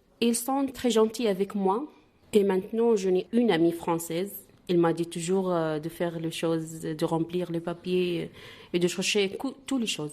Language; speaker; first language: French; non-native, learner; Arabic